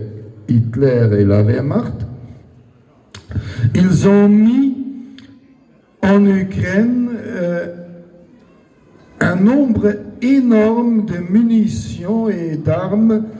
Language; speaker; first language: French; non-native, local second language; Luxembourgish